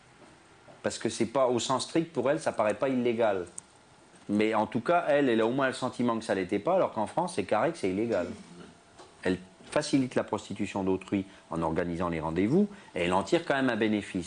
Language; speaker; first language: French; native; French